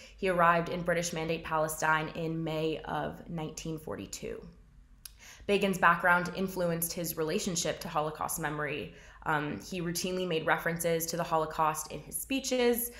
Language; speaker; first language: English; native; English